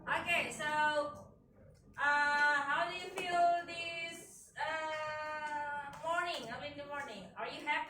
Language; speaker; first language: English; non-native, learner; Indonesian